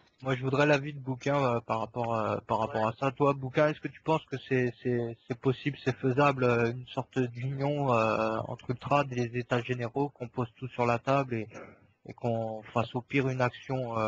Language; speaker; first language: French; native; French